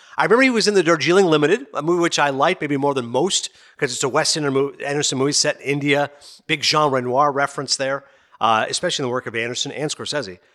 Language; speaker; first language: English; native; English